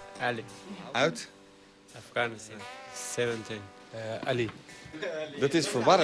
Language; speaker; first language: Dutch; non-native, learner; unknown